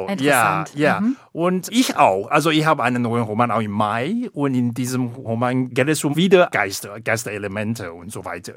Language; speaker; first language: German; non-native, fluent; Chinese